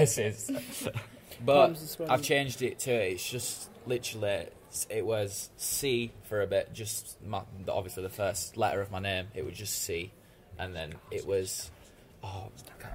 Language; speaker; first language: English; native; English